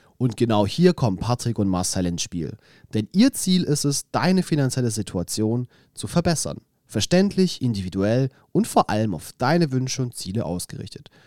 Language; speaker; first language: German; native; German